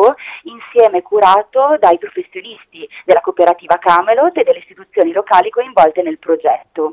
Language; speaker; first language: Italian; native; Italian